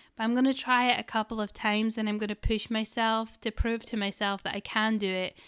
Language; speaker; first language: English; native; English